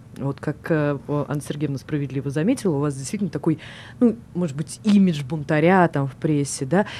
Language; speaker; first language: Russian; native; Russian